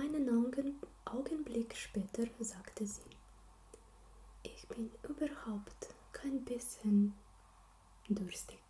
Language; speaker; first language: German; non-native, learner; Slovenian